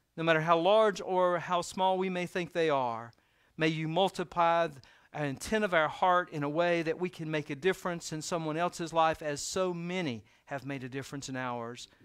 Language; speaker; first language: English; native; English